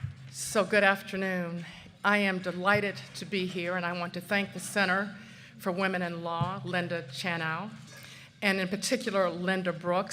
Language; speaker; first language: English; native; English